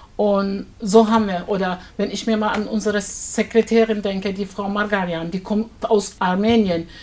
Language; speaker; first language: German; non-native, fluent; Turkish